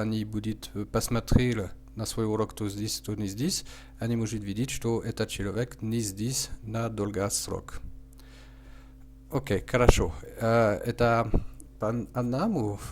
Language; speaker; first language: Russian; non-native, learner; French